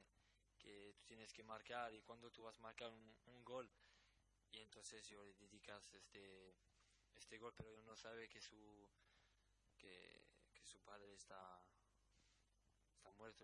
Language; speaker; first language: Spanish; non-native, learner; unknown